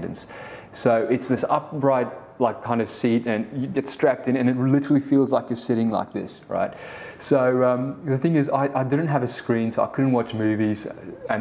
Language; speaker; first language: English; early bilingual, other home language; Afrikaans